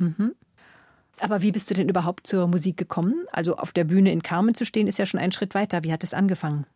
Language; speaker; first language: German; native; German